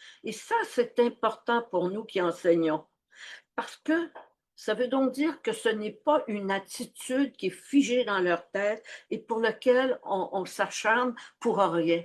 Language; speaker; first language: French; native; French